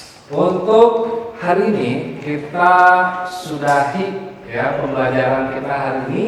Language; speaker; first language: Indonesian; native; Indonesian